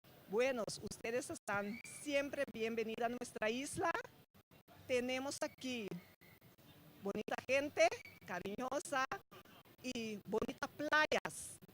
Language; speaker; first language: Spanish; non-native, fluent; Papiamento